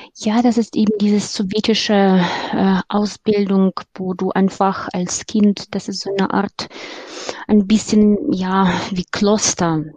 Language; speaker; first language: German; non-native, fluent; Russian